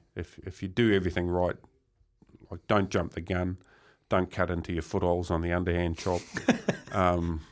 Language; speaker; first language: English; native; English